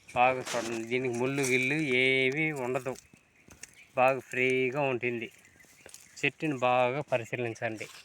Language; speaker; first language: Telugu; non-native, local second language; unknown